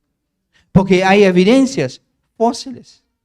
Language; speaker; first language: Spanish; non-native, fluent; English